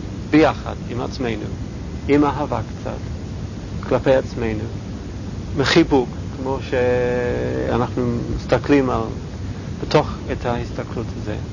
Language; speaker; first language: Hebrew; non-native, fluent; English